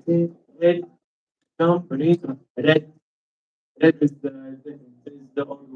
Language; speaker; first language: English; non-native, learner; Arabic